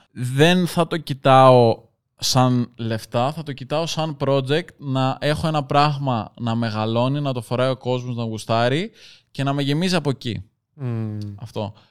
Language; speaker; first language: Greek; native; Greek